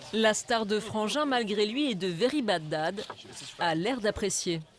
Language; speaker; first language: French; native; French